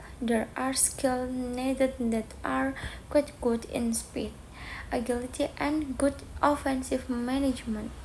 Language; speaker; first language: English; non-native, learner; Indonesian